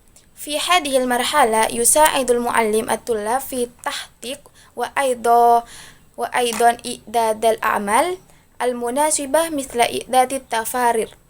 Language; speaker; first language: Arabic; non-native, learner; Indonesian